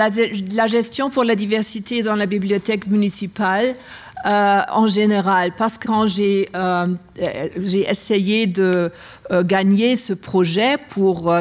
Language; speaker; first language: French; non-native, learner; German